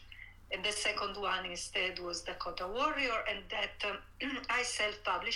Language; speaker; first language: English; non-native, fluent; Italian